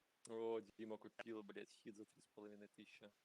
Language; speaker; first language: Russian; native; Russian